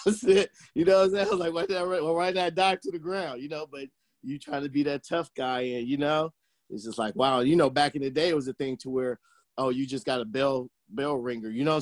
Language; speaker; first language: English; native; English